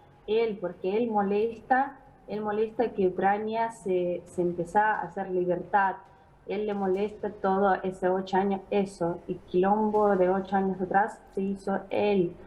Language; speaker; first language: Spanish; non-native, fluent; Ukrainian